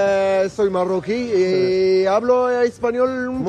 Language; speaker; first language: Spanish; non-native, learner; Arabic